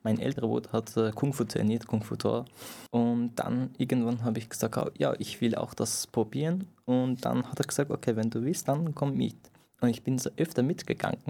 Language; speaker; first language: German; non-native, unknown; Persian